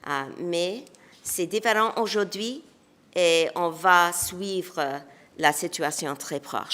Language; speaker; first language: French; non-native, local second language; English